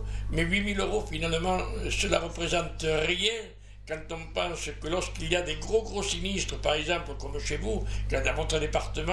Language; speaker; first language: French; native; French